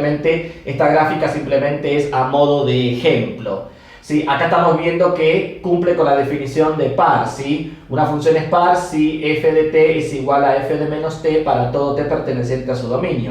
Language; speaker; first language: Spanish; native; Spanish